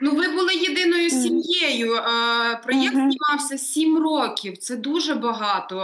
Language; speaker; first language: Ukrainian; native; Ukrainian